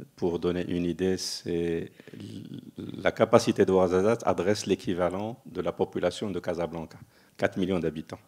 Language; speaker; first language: French; non-native, local second language; Arabic